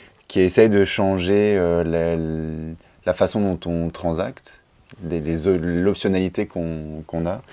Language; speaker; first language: French; native; French